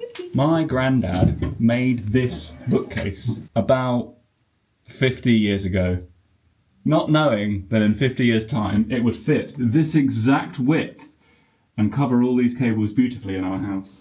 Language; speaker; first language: English; native; English